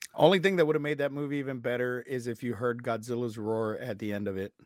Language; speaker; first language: English; native; English